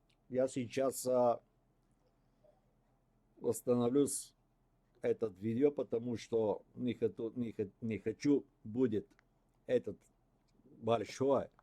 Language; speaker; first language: Russian; non-native, learner; Bulgarian